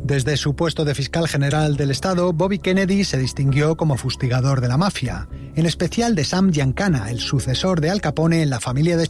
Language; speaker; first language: Spanish; native; Spanish